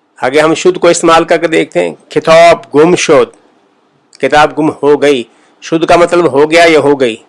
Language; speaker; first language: Urdu; native; Urdu